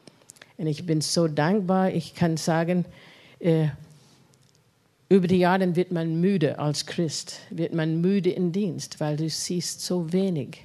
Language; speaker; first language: German; non-native, fluent; English